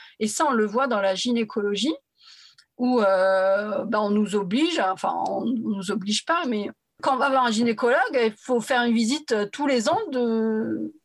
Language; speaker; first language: French; early bilingual, other home language; Arabic